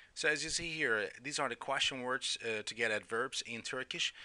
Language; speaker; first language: English; non-native, fluent; Turkish